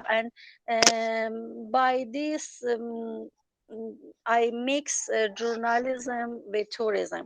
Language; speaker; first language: English; non-native, learner; Persian